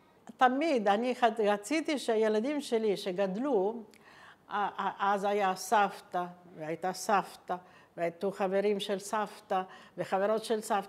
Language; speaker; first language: Hebrew; non-native, fluent; Italian